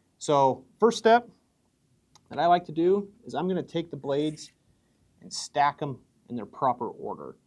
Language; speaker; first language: English; native; English